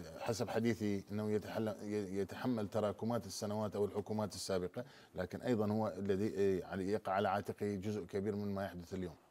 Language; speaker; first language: Arabic; non-native, local second language; Turkmen